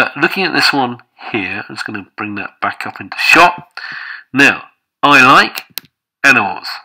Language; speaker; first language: English; native; English